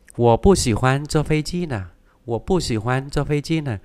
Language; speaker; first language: Chinese; non-native, fluent; Vietnamese